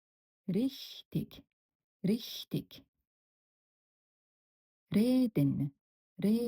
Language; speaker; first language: German; non-native, fluent; Mongolian